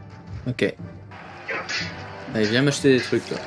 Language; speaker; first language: French; native; French